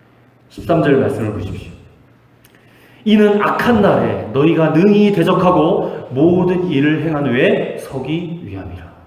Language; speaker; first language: Korean; native; Korean